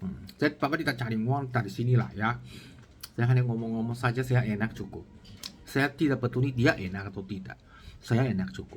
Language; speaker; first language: Indonesian; non-native, learner; Chinese